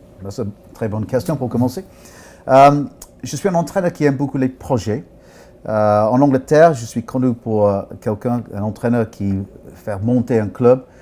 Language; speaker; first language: French; non-native, fluent; English